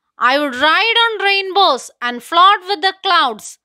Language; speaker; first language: English; non-native, local second language; Malayalam